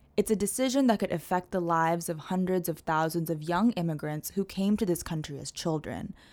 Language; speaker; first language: English; native; English